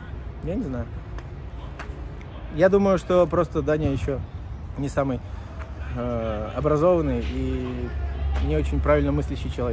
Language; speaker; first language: Russian; native; Russian